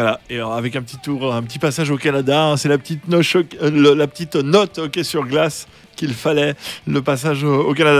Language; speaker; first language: French; native; French